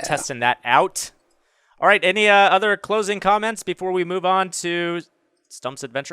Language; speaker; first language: English; native; English